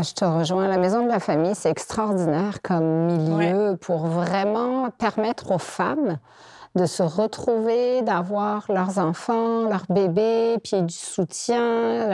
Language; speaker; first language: French; native; French